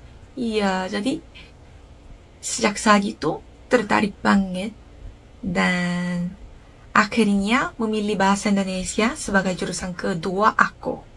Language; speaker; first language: Indonesian; non-native, fluent; Korean